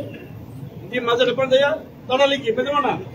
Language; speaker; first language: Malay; non-native, local second language; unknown